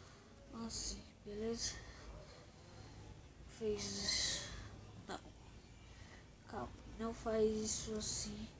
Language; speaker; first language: Portuguese; native; Portuguese